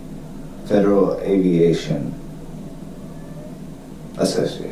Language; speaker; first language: English; native; English